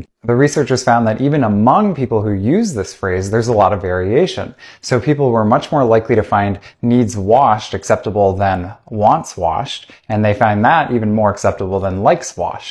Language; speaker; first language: English; native; English